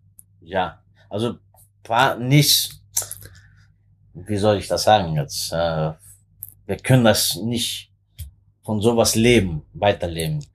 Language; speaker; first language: German; non-native, fluent; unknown